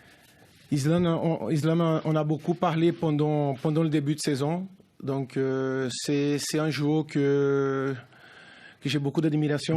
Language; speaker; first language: French; non-native, fluent; Portuguese